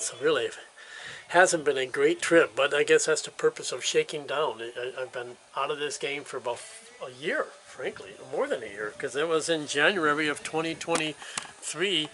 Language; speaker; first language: English; native; English